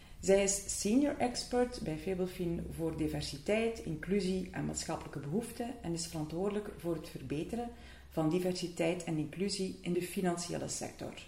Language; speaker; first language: Dutch; native; Dutch